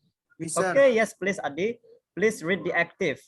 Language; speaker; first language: English; non-native, fluent; Indonesian